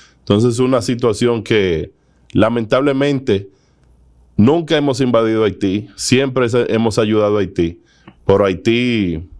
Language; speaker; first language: Spanish; native; Spanish